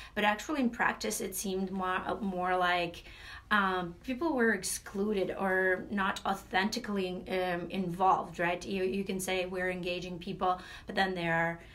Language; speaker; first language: English; non-native, fluent; Latvian